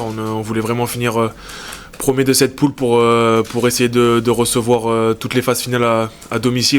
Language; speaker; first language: French; native; French